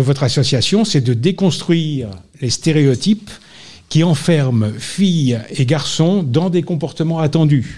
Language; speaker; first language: French; native; French